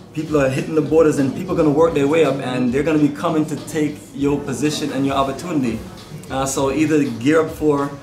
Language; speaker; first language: English; native; English